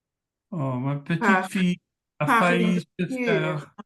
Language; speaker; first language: French; non-native, learner; English